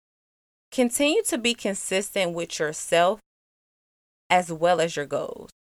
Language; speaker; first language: English; native; English